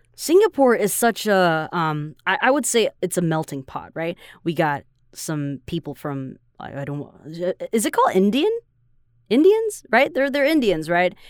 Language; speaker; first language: English; non-native, fluent; Chinese